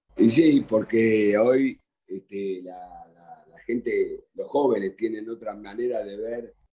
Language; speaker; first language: Spanish; native; Spanish